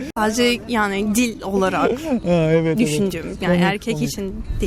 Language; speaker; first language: Turkish; non-native, learner; English